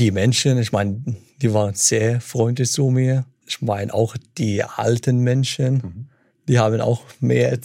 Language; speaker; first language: German; non-native, fluent; Arabic